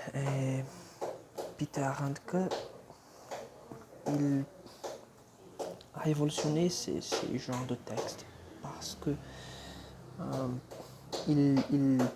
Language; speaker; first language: French; non-native, fluent; Portuguese